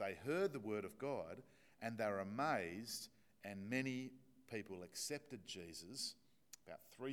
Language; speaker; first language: English; native; English